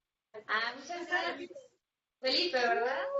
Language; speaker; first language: Spanish; native; Spanish